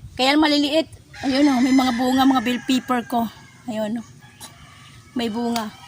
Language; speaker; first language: Filipino; non-native, local second language; Waray